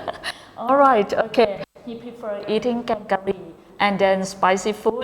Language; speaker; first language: English; non-native, fluent; Thai